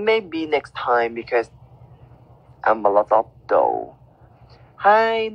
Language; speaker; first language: English; non-native, learner; Thai